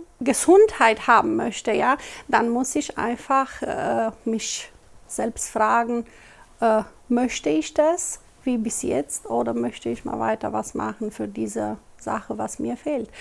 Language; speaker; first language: German; non-native, local second language; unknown